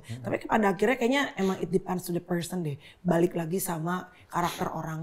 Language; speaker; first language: Indonesian; native; Indonesian